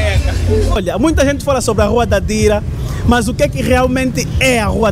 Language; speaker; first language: Portuguese; native; Portuguese